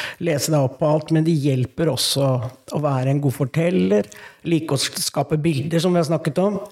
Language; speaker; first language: Norwegian; native; Norwegian